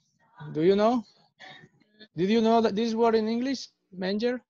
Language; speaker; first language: English; non-native, fluent; Spanish